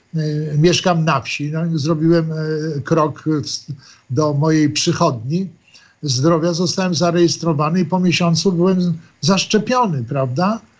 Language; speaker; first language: Polish; native; Polish